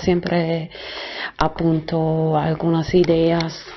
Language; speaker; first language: Spanish; non-native, fluent; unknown